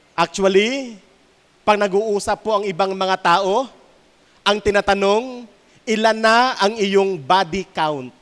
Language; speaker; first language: Filipino; native; Filipino